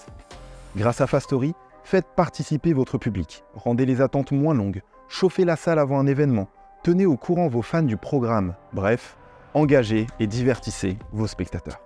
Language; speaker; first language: French; native; French